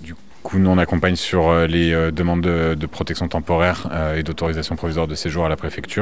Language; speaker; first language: French; native; French